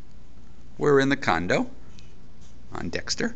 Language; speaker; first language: English; native; English